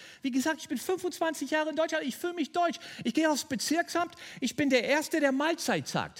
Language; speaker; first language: German; non-native, fluent; English